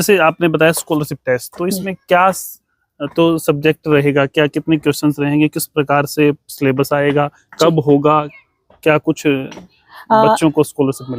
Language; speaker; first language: Hindi; native; Hindi